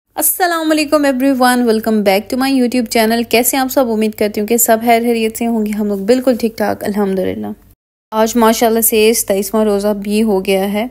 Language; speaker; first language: Urdu; non-native, local second language; Punjabi